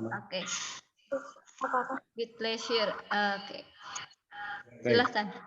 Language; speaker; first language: English; non-native, learner; Indonesian